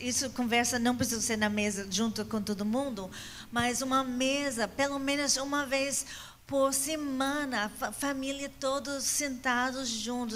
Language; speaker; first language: Portuguese; non-native, fluent; English